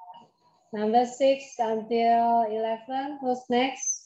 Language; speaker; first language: English; non-native, fluent; Indonesian